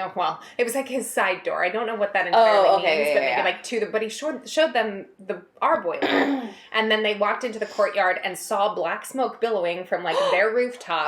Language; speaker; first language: English; native; English